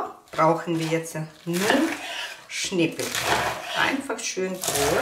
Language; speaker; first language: German; non-native, fluent; Russian